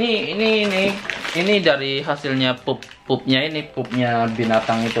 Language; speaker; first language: Indonesian; native; Indonesian